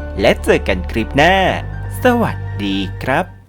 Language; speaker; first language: Thai; native; Thai